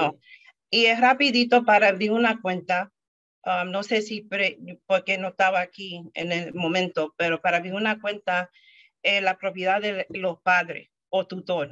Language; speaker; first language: Spanish; early bilingual, heritage; Spanish